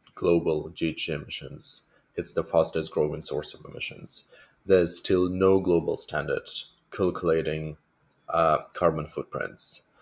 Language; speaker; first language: English; non-native, fluent; Russian